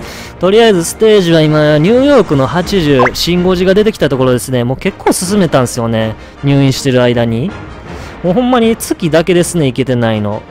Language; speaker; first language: Japanese; native; Japanese